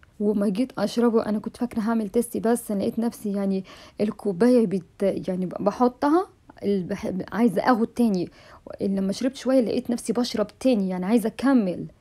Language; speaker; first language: Arabic; native; Arabic